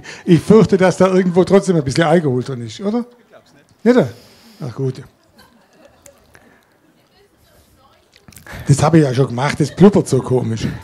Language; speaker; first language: German; native; German